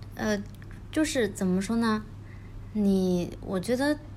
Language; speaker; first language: Chinese; native; Chinese